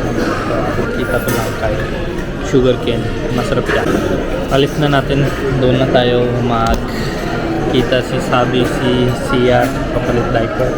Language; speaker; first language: Filipino; non-native, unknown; Punjabi